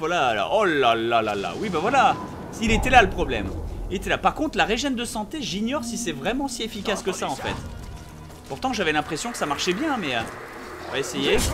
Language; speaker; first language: French; native; French